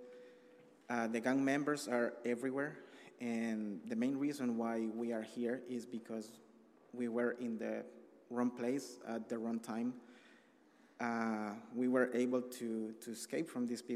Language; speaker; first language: English; non-native, fluent; Spanish